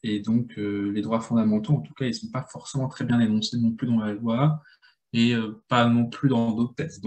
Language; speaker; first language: French; native; French